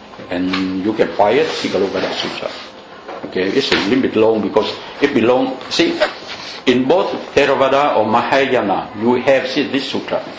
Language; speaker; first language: English; non-native, fluent; Vietnamese